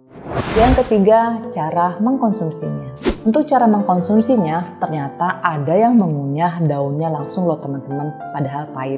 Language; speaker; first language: Indonesian; native; Indonesian